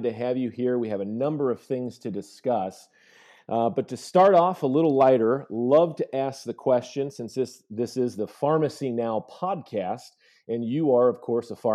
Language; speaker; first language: English; native; English